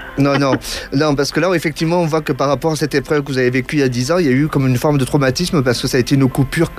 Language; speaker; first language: French; native; French